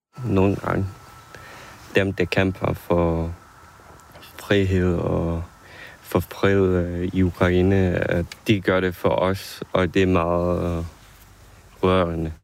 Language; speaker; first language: Danish; non-native, fluent; Ukrainian